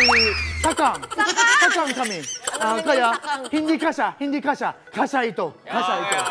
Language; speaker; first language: Filipino; non-native, fluent; Japanese